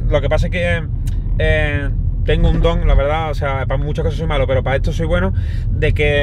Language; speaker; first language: Spanish; native; Spanish